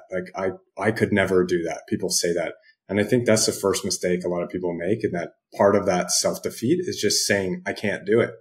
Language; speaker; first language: English; native; English